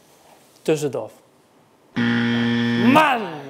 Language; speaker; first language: German; non-native, fluent; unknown